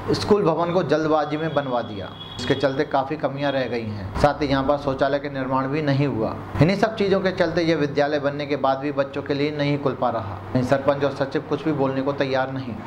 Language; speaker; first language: Hindi; native; Hindi